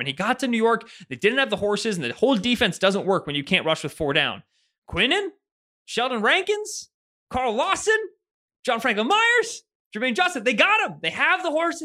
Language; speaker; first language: English; native; English